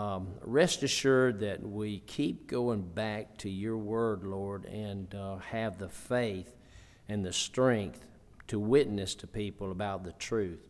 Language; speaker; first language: English; native; English